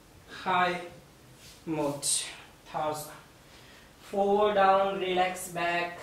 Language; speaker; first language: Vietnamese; non-native, learner; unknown